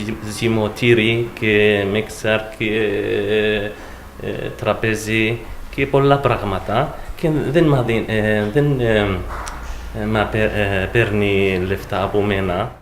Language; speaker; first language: Greek; non-native, learner; Arabic